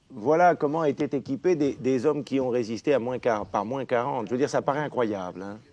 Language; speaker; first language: French; native; French